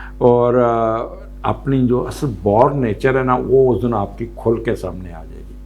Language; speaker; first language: Urdu; non-native, local second language; Punjabi